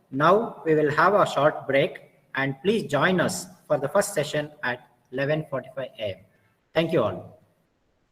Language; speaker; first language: English; non-native, local second language; Kannada